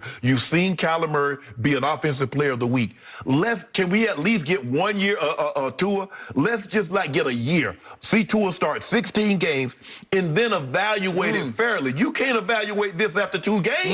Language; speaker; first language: English; native; English